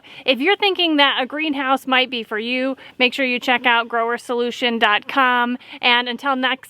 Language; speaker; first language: English; native; English